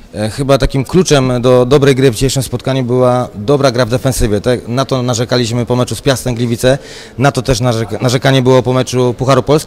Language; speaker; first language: Polish; native; Polish